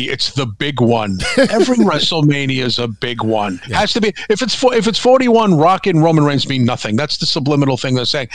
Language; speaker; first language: English; native; English